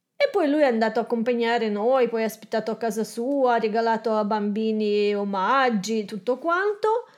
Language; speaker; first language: Italian; non-native, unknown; Russian